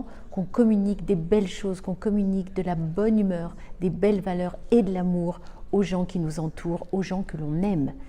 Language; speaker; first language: French; native; French